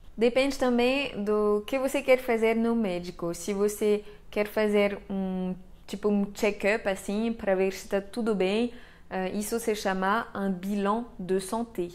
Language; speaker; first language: Portuguese; non-native, fluent; French